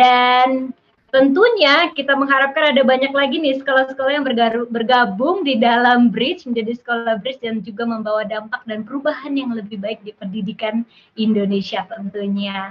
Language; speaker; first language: Indonesian; native; Indonesian